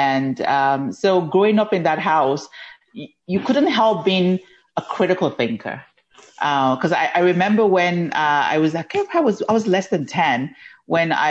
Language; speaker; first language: English; non-native, local second language; Yoruba